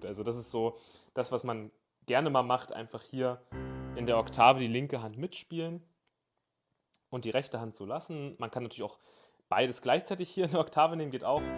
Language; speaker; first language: German; native; German